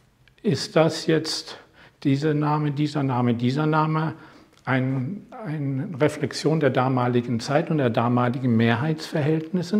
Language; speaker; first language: German; non-native, fluent; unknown